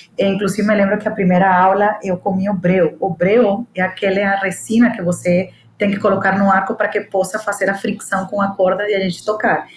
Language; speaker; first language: Portuguese; non-native, fluent; Spanish